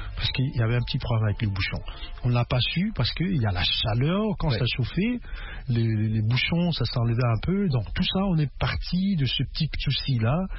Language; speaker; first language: French; non-native, local second language; Lingala